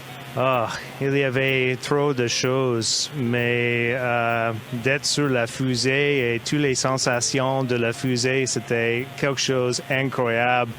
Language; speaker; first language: French; non-native, learner; English